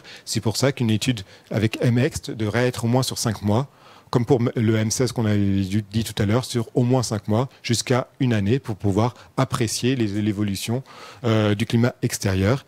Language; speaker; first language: French; native; French